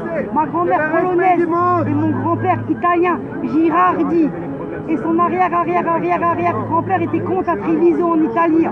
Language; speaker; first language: French; native; French